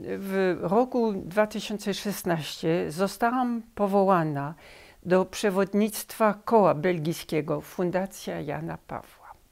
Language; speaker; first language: Polish; early bilingual, heritage; Polish